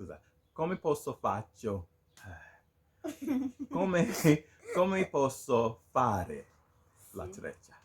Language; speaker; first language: Italian; non-native, learner; English